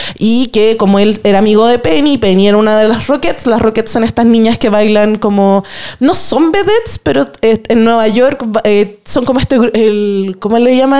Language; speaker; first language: Spanish; native; Spanish